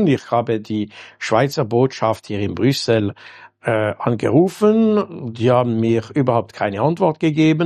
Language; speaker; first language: German; non-native, local second language; French